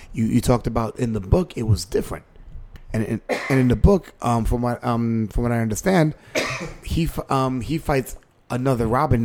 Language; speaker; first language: English; native; English